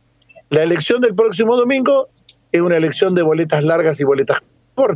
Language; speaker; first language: Spanish; native; Spanish